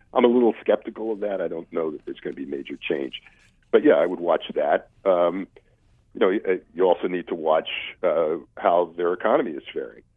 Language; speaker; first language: English; native; English